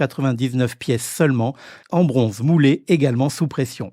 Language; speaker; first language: French; native; French